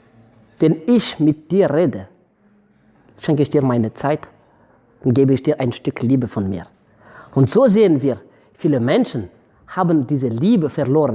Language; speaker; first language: German; non-native, fluent; Malagasy